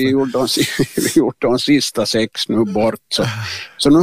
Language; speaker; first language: Swedish; native; Swedish